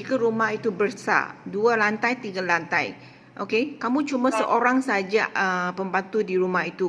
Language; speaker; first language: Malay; non-native, local second language; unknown